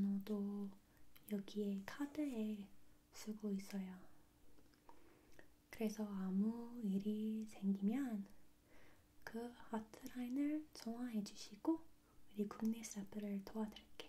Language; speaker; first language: Korean; non-native, fluent; English